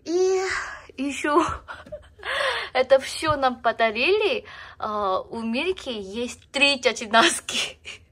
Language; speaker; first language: Russian; non-native, learner; Korean